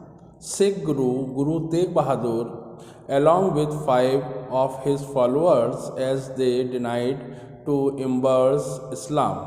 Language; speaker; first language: English; non-native, local second language; Hindi